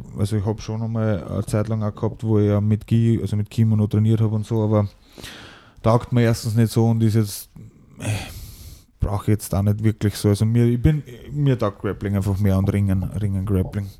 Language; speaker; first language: German; native; German